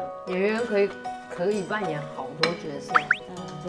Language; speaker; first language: Chinese; native; Chinese